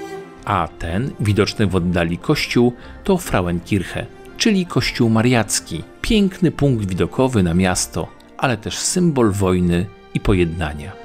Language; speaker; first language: Polish; native; Polish